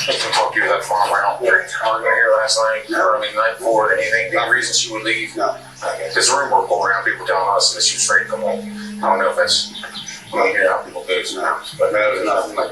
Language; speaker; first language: English; native; English